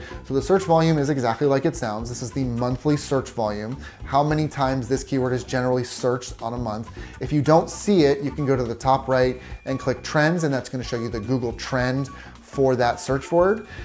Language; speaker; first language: English; native; English